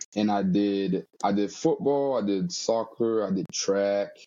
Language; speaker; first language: English; early bilingual, other home language; Portuguese